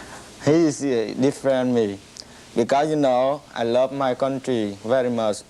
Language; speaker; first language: English; non-native, learner; Vietnamese